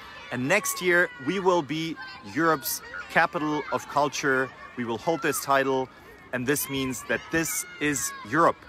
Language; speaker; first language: English; non-native, fluent; German